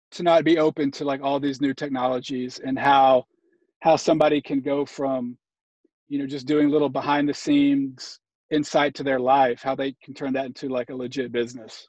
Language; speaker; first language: English; native; English